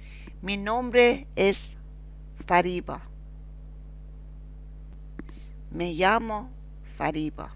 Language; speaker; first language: Spanish; non-native, fluent; Persian